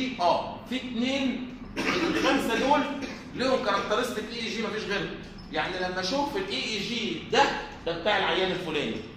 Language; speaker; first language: Arabic; native; Arabic